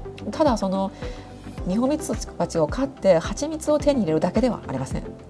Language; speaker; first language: Japanese; non-native, fluent; Chinese